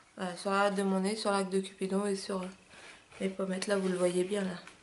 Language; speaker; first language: French; native; French